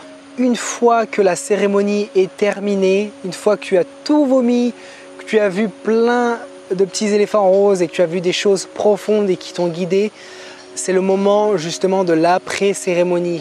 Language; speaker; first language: French; native; French